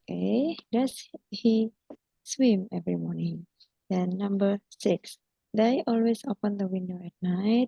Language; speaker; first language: English; non-native, fluent; Indonesian